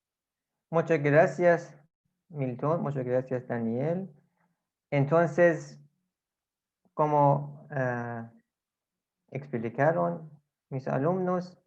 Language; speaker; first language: Spanish; non-native, fluent; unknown